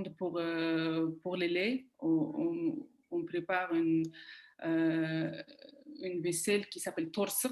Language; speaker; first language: French; non-native, fluent; Kazakh